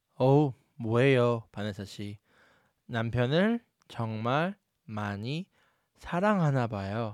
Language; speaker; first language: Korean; non-native, learner; English